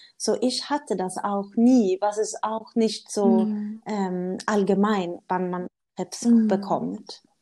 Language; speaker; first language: German; non-native, learner; Swedish